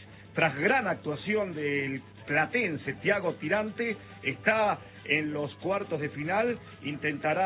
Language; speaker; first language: Spanish; native; Spanish